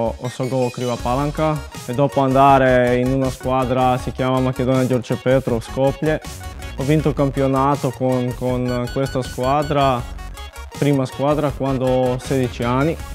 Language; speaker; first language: Italian; non-native, learner; Macedonian